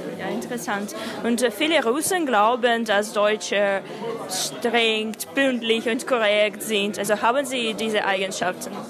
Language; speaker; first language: German; non-native, fluent; Russian